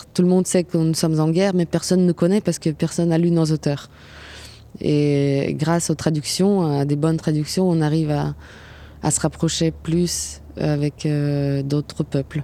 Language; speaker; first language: French; non-native, fluent; Ukrainian